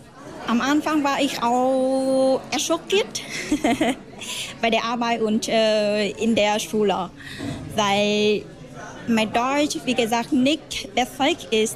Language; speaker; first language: German; non-native, learner; Vietnamese